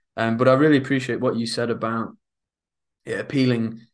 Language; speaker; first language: English; native; English